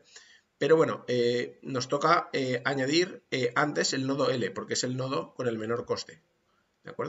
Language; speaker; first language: Spanish; native; Spanish